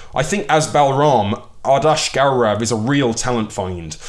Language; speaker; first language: English; early bilingual, other home language; Hindi